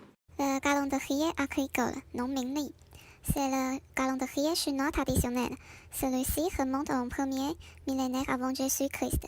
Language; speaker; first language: French; non-native, learner; Chinese